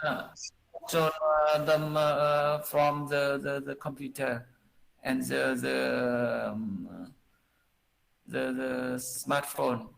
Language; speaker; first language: English; non-native, learner; Vietnamese